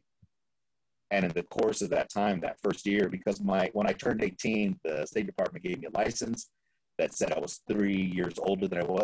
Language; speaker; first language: English; native; English